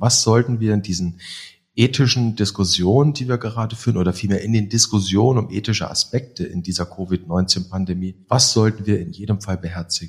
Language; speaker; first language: German; native; German